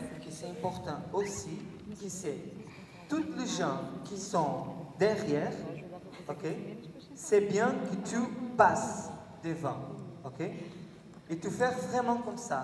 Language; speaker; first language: French; non-native, learner; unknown